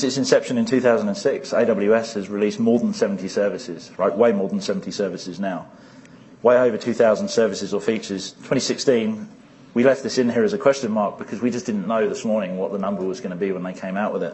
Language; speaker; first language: English; native; English